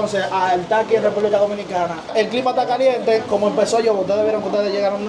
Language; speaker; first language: Spanish; native; Spanish